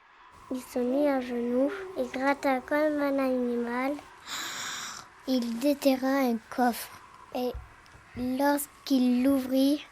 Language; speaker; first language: French; native; French